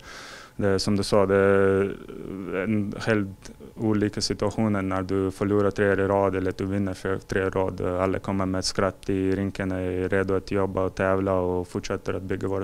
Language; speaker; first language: Swedish; non-native, fluent; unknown